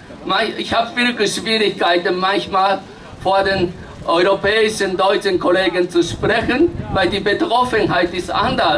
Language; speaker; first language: German; non-native, fluent; Japanese